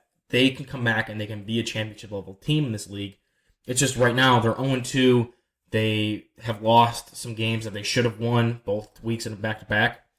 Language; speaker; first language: English; native; English